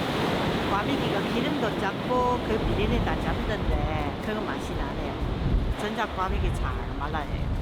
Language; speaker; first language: Korean; non-native, learner; Chinese